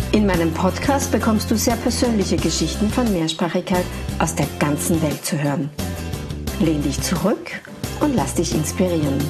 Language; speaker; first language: German; native; German